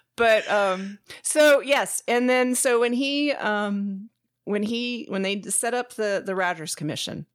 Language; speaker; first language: English; native; English